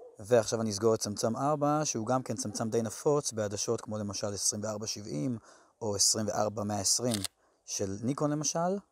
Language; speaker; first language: Hebrew; native; Hebrew